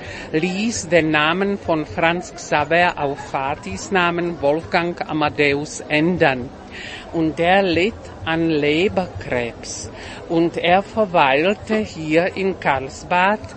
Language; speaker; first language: German; non-native, fluent; Czech